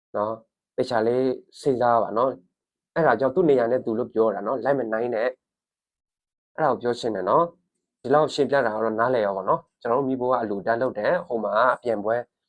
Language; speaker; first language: Burmese; non-native, local second language; S'gaw Karen